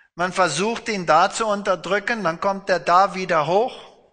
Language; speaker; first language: German; non-native, fluent; Afrikaans